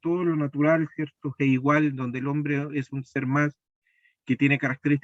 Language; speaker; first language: Spanish; native; Spanish